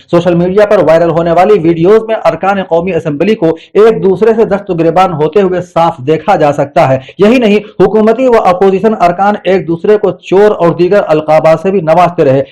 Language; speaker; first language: Urdu; native; Urdu